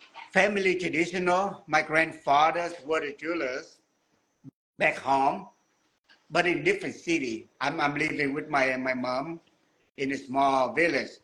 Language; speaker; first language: English; non-native, learner; Vietnamese